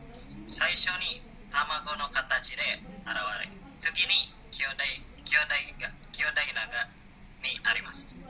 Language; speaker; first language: Japanese; non-native, learner; Indonesian